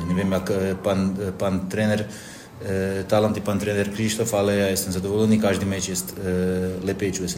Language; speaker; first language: Polish; non-native, learner; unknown